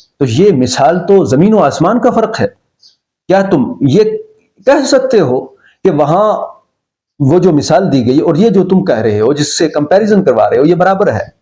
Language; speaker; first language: Urdu; non-native, local second language; Punjabi